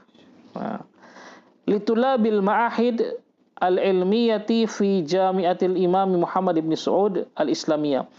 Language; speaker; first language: Arabic; non-native, fluent; Indonesian